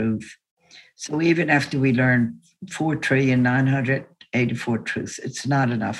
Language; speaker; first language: English; native; English